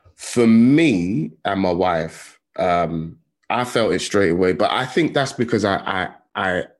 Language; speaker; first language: English; native; English